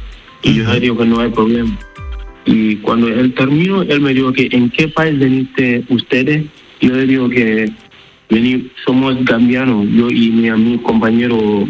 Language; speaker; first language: Spanish; non-native, learner; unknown